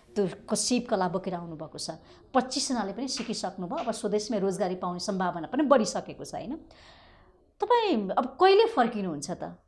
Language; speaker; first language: Nepali; native; Nepali